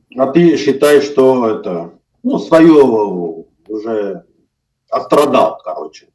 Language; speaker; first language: Russian; non-native, local second language; Armenian